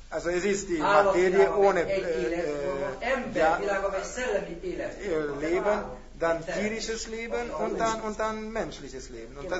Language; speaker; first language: German; non-native, fluent; Hungarian